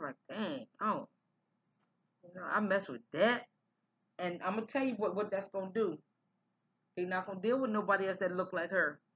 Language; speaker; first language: English; native; English